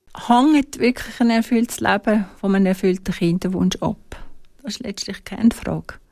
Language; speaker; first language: German; native; German